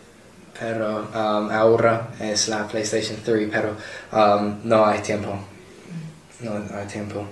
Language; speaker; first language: Spanish; non-native, learner; English